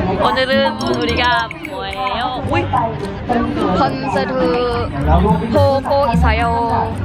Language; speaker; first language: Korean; non-native, learner; Thai